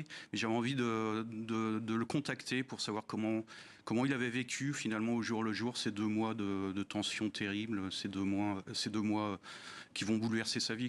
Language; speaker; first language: French; native; French